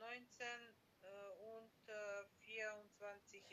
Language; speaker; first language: German; non-native, learner; Macedonian